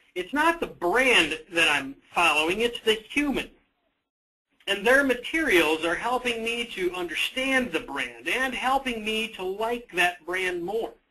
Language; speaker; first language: English; native; English